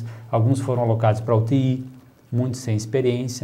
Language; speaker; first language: Portuguese; native; Portuguese